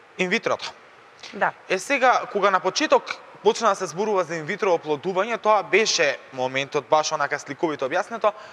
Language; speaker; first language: Macedonian; native; Macedonian